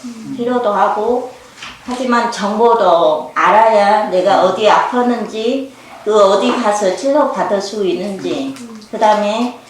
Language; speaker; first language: Korean; non-native, learner; Vietnamese